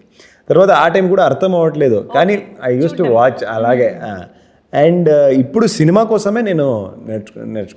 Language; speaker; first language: Telugu; non-native, learner; Kannada